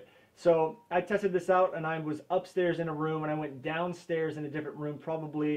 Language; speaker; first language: English; native; English